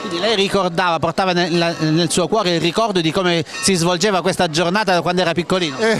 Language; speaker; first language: Italian; native; Italian